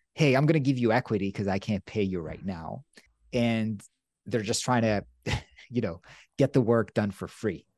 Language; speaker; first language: English; non-native, fluent; Hebrew